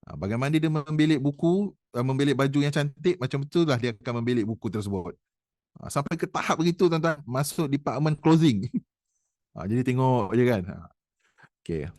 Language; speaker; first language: Malay; native; Malay